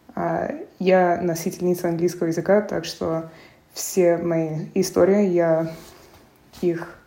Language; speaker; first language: Russian; non-native, fluent; English